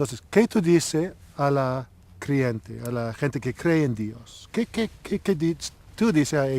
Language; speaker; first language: Spanish; non-native, learner; Italian